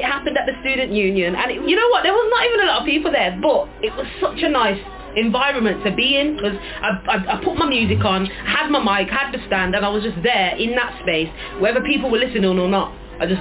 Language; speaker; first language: English; native; English